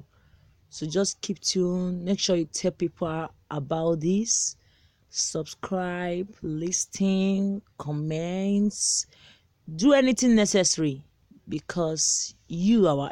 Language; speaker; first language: English; non-native, local second language; Igbo